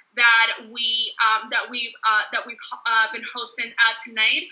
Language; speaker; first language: English; native; English